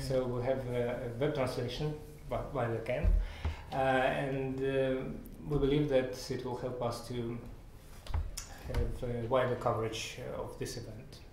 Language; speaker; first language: English; non-native, fluent; Russian